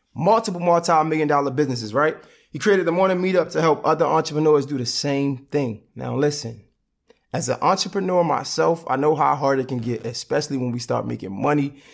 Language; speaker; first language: English; native; English